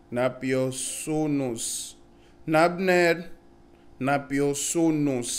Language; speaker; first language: Turkish; non-native, learner; English